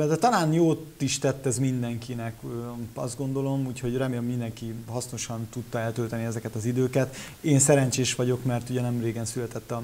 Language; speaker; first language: Hungarian; native; Hungarian